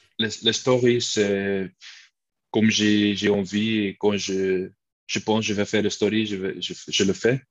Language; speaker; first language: French; non-native, local second language; Dutch